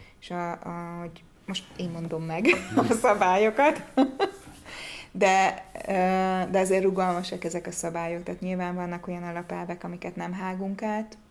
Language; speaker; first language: Hungarian; native; Hungarian